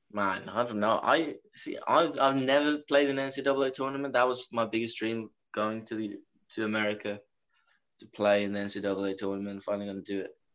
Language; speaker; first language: English; non-native, fluent; Norwegian